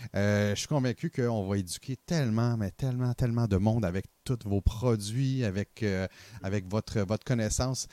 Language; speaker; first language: French; native; French